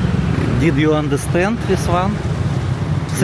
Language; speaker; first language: English; non-native, learner; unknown